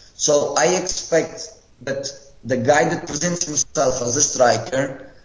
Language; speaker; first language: English; non-native, fluent; Portuguese